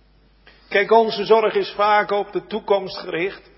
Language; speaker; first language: Dutch; native; Dutch